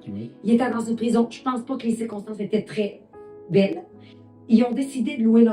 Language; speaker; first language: French; native; French